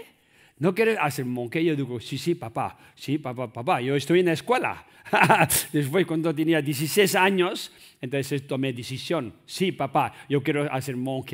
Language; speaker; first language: Spanish; non-native, learner; Tibetan